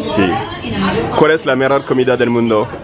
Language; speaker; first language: Spanish; non-native, learner; French